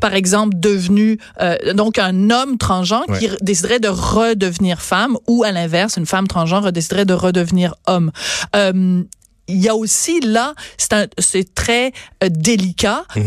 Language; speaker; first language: French; native; French